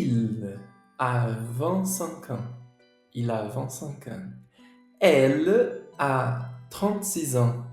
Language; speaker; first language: French; non-native, fluent; Portuguese